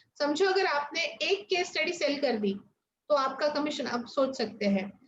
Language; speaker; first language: Hindi; non-native, local second language; Marathi